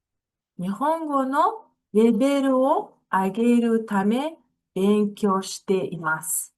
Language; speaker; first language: Japanese; non-native, fluent; Mongolian